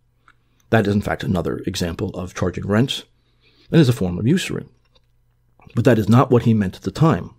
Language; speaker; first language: English; native; English